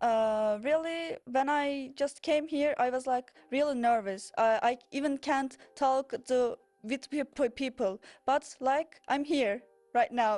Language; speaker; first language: English; non-native, learner; Turkish